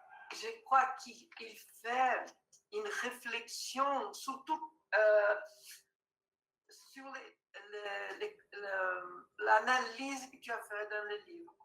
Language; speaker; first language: French; non-native, fluent; Portuguese